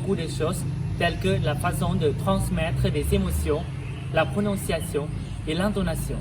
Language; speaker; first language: French; non-native, fluent; Thai